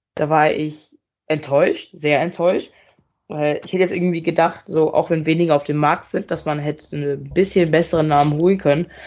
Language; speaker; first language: German; native; German